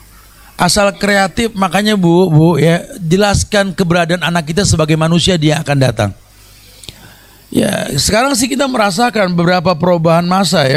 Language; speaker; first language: Indonesian; native; Indonesian